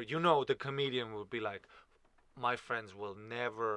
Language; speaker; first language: English; non-native, fluent; Estonian